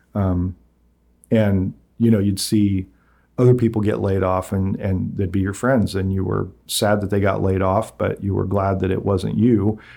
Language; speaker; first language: English; native; English